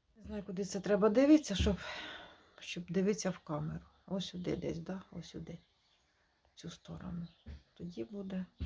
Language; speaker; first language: Ukrainian; native; Ukrainian